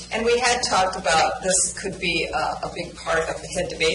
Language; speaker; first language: English; native; English